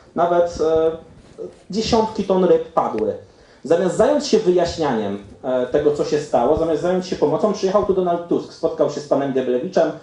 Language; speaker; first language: Polish; native; Polish